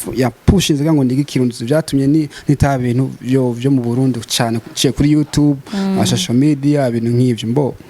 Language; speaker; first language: Rundi; early bilingual, heritage; Rundi